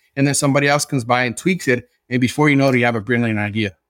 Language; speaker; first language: English; early bilingual, other home language; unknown